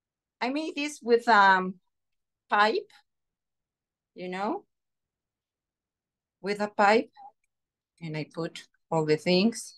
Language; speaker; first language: English; non-native, learner; Spanish